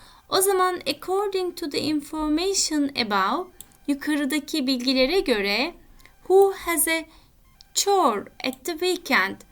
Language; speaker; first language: English; non-native, fluent; Turkish